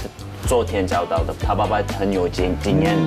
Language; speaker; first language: Chinese; non-native, fluent; Turkish